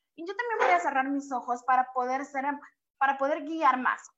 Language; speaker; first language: Spanish; native; Spanish